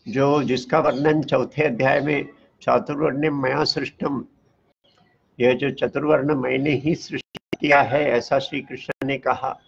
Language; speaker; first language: Hindi; non-native, local second language; Tamil